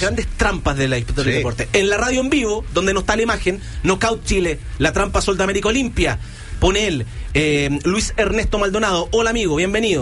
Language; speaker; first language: Spanish; native; Spanish